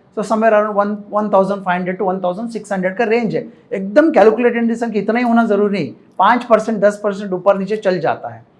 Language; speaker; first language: Hindi; non-native, local second language; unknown